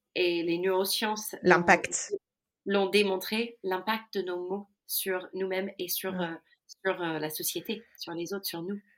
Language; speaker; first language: French; non-native, fluent; English